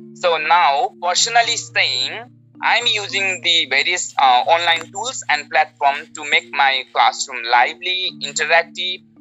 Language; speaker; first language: English; non-native, local second language; Nepali